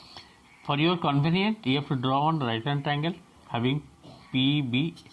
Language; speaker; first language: English; non-native, local second language; Bangla